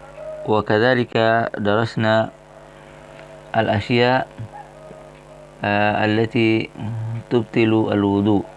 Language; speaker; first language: Arabic; non-native, fluent; Indonesian